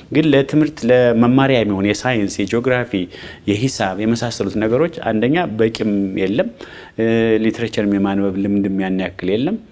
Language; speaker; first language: Amharic; native; Amharic